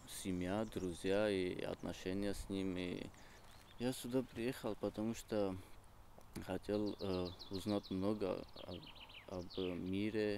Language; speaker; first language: Russian; non-native, learner; Georgian